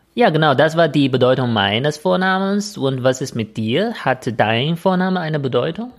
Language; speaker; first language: German; non-native, fluent; Chinese